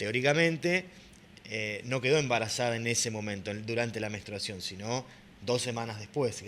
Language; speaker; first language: Spanish; native; Spanish